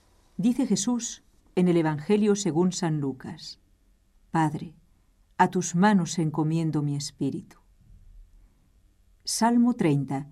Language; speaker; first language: Spanish; native; Spanish